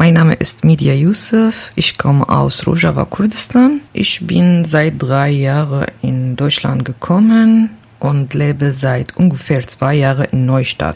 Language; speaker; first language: German; non-native, learner; Kurdish